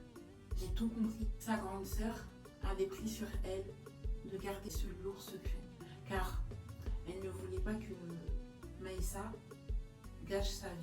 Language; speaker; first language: French; native; French